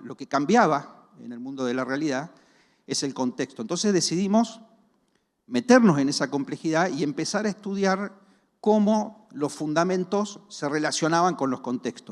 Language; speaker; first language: Spanish; native; Spanish